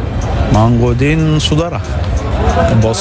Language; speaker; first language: Indonesian; non-native, learner; Arabic